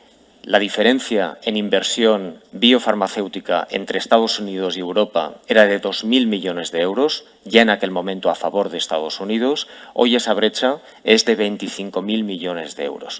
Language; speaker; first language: Spanish; native; Spanish